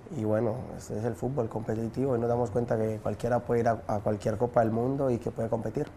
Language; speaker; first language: Spanish; native; Spanish